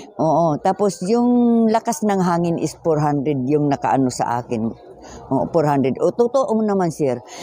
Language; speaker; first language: Filipino; non-native, local second language; Surigaonon